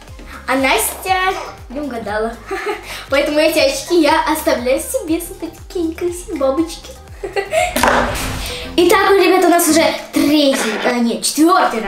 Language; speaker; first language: Russian; native; Russian